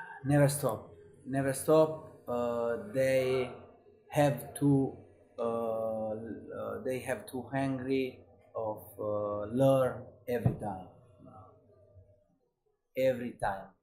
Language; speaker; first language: English; non-native, learner; Italian